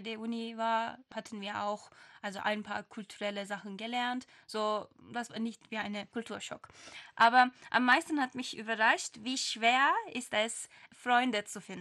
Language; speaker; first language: German; non-native, learner; Turkish